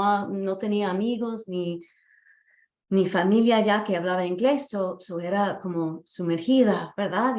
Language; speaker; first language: Spanish; non-native, fluent; English